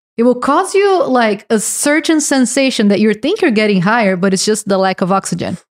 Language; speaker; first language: English; non-native, fluent; Portuguese